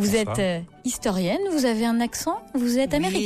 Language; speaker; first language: French; native; French